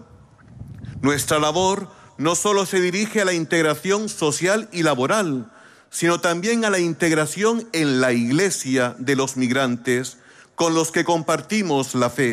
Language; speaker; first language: Spanish; native; Spanish